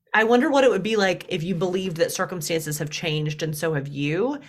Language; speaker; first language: English; native; English